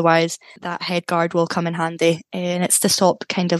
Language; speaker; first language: English; native; English